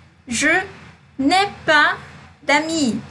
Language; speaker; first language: French; non-native, fluent; Portuguese